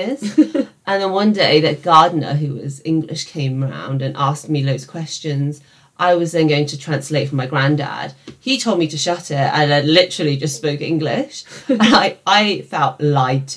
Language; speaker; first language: English; native; English